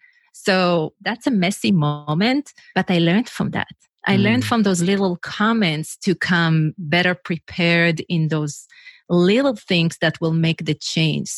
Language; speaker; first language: English; non-native, fluent; Hebrew